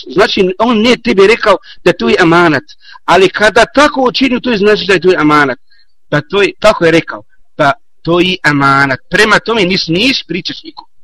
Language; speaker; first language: Bosnian; non-native, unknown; Arabic